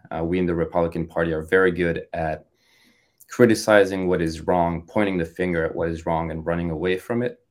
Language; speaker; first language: English; non-native, fluent; French